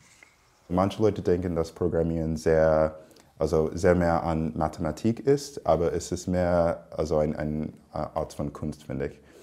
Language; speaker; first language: German; non-native, fluent; English